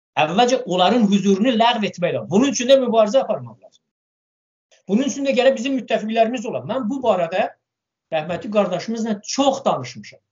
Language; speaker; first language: Azerbaijani; non-native, local second language; Talysh